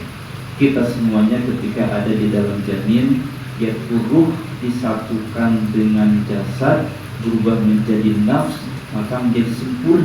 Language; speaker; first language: Indonesian; native; Indonesian